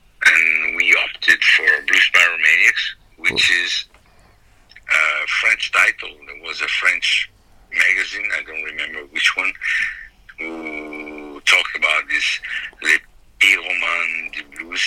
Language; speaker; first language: English; non-native, fluent; Italian